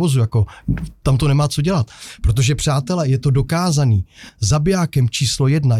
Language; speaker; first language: Czech; native; Czech